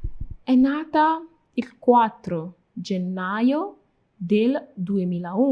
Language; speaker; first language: Italian; non-native, fluent; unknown